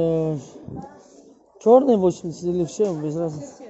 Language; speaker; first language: Russian; non-native, fluent; Tajik